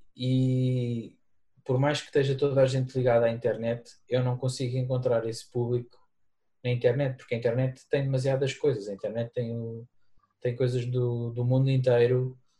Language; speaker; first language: Portuguese; native; Portuguese